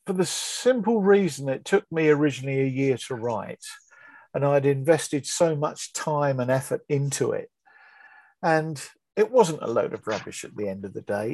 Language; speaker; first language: English; native; English